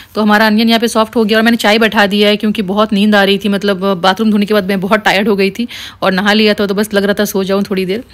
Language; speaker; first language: Hindi; native; Hindi